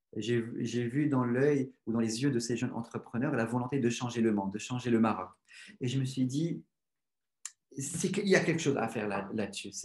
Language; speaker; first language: French; non-native, local second language; Arabic